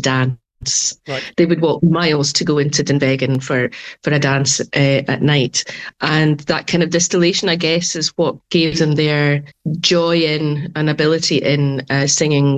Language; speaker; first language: English; non-native, local second language; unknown